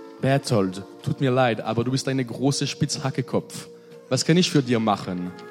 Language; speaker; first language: German; non-native, learner; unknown